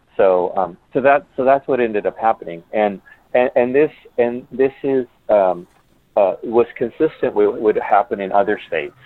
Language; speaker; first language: English; early bilingual, other home language; Spanish